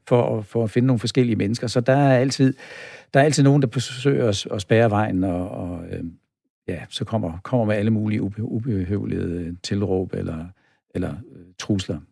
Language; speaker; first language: Danish; native; Danish